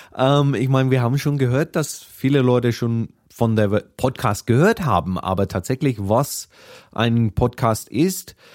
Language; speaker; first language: German; non-native, fluent; English